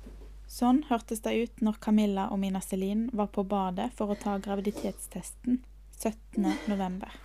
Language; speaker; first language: Norwegian; native; Norwegian